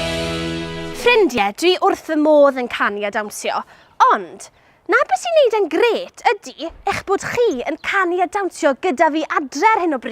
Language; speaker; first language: Welsh; native; Welsh